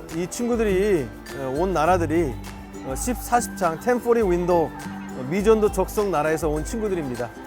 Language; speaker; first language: Korean; native; Korean